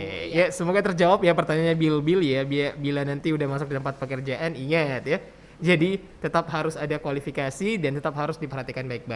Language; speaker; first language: Indonesian; native; Indonesian